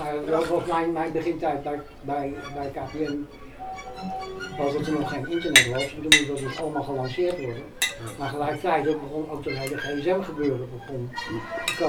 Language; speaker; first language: Dutch; native; Dutch